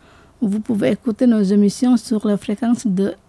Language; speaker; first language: French; non-native, fluent; Indonesian